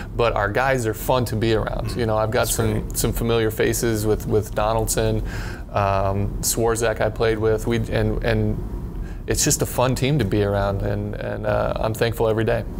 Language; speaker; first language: English; native; English